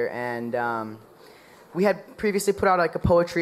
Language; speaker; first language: English; native; English